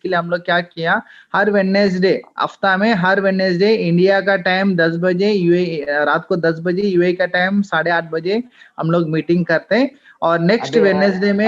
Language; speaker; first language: Hindi; non-native, local second language; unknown